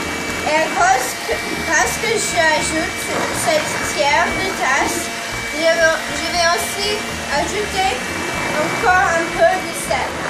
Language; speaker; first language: French; non-native, learner; English